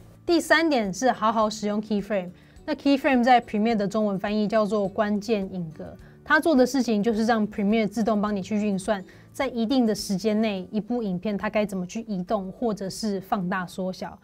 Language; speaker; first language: Chinese; native; Chinese